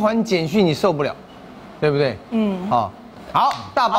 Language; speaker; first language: Chinese; native; Chinese